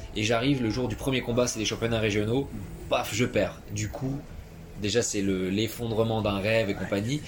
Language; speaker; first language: French; native; French